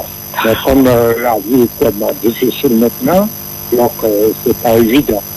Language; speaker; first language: French; non-native, local second language; Guadeloupean Creole French